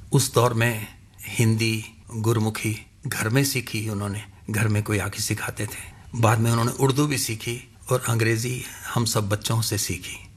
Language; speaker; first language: Hindi; non-native, local second language; Punjabi